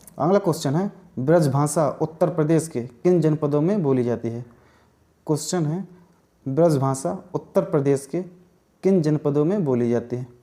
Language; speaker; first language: Hindi; native; Hindi